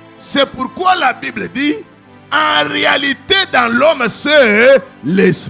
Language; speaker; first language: French; non-native, local second language; Lingala